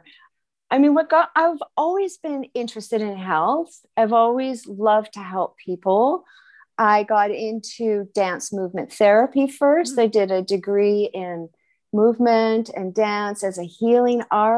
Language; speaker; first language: English; native; English